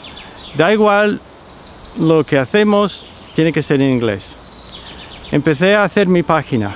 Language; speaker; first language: Spanish; non-native, fluent; English